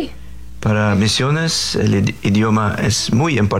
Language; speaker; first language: Spanish; non-native, fluent; Faroese